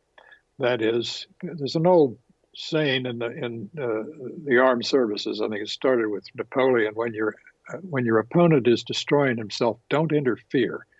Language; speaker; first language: English; native; English